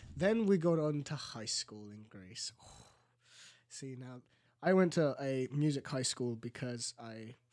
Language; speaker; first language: English; early bilingual, other home language; Greek